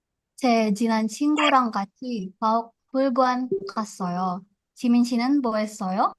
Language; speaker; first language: Korean; non-native, learner; Indonesian